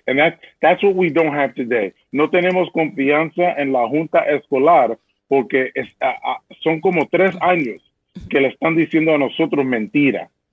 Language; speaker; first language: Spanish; early bilingual, heritage; Spanish